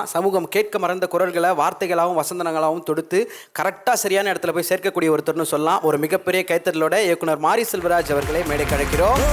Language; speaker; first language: Tamil; native; Tamil